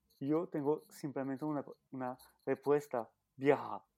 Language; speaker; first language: Spanish; non-native, learner; French